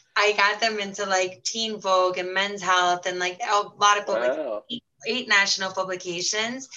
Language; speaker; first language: English; early bilingual, heritage; Portuguese